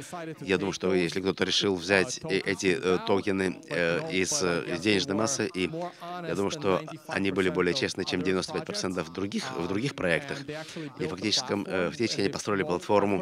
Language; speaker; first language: Russian; native; Russian